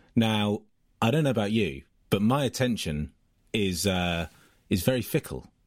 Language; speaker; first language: English; native; English